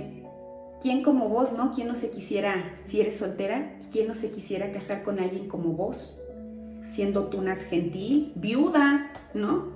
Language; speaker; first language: Spanish; native; Spanish